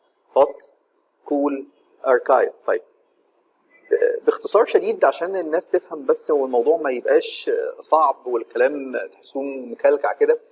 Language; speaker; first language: Arabic; native; Arabic